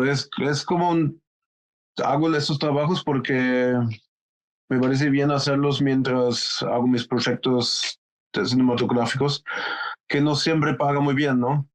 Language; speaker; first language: Spanish; non-native, fluent; German